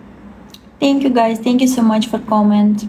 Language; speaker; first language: English; non-native, learner; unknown